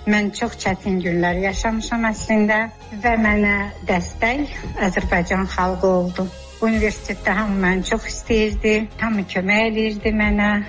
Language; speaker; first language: Azerbaijani; non-native, fluent; Georgian